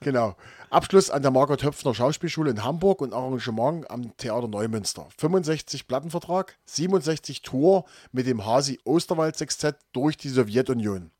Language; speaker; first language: German; native; German